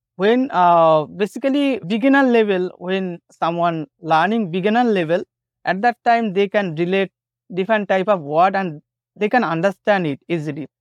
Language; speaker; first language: English; non-native, local second language; Bangla